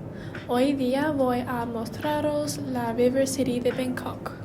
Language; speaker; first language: Spanish; non-native, learner; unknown